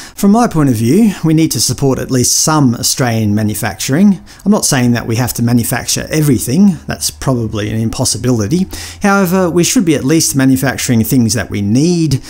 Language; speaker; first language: English; native; English